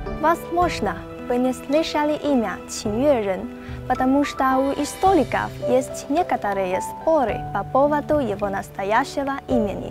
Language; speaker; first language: Russian; non-native, learner; Chinese